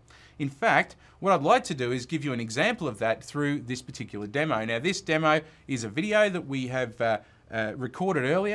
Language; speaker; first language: English; native; English